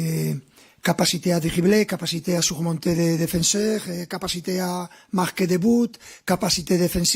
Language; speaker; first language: French; non-native, fluent; Spanish